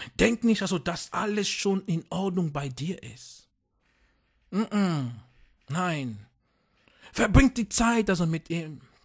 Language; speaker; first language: German; non-native, fluent; French